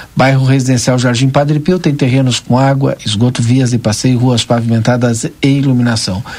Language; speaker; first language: Portuguese; native; Portuguese